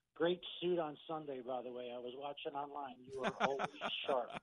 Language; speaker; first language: English; native; English